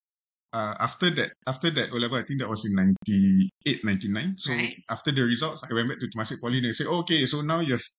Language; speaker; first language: English; non-native, local second language; Malay